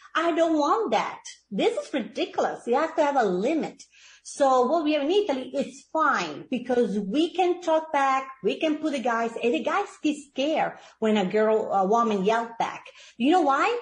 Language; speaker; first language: English; non-native, fluent; Italian